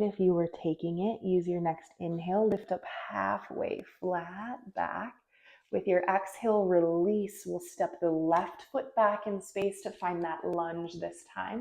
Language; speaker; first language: English; native; English